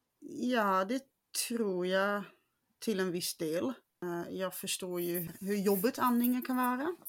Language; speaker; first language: Swedish; non-native, fluent; Dutch